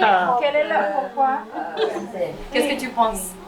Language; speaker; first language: French; non-native, learner; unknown